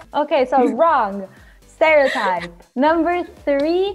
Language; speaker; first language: English; non-native, fluent; Italian